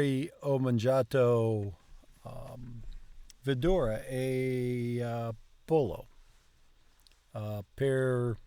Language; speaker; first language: Italian; non-native, learner; English